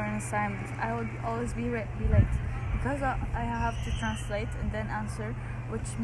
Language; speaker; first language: English; non-native, fluent; Arabic